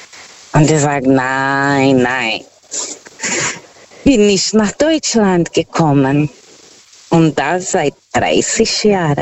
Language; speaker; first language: German; non-native, fluent; Portuguese